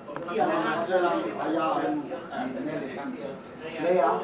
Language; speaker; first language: Hebrew; non-native, fluent; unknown